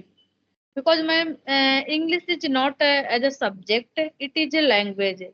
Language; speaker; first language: English; non-native, local second language; Hindi